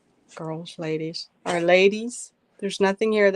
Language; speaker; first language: English; native; English